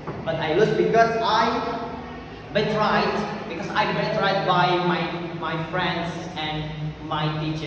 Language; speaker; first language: English; non-native, learner; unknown